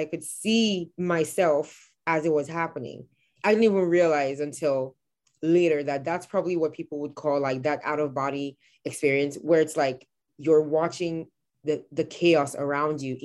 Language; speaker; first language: English; non-native, local second language; Igbo